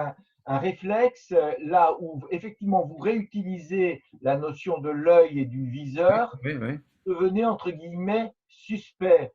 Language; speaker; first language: French; native; French